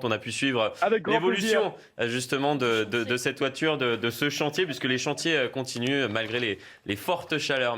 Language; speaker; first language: French; native; French